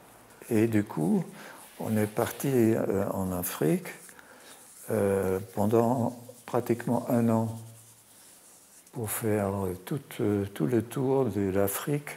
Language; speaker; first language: French; non-native, fluent; German